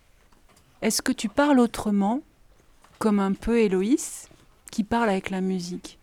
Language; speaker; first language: French; native; French